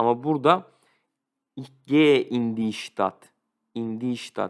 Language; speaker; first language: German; non-native, fluent; Turkish